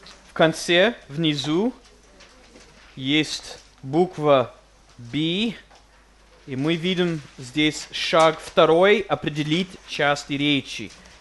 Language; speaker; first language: Russian; non-native, fluent; English